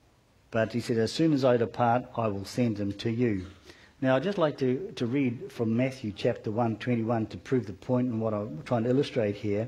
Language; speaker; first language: English; native; English